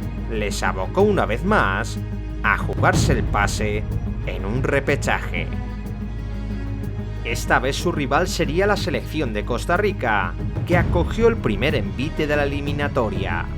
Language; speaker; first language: Spanish; native; Spanish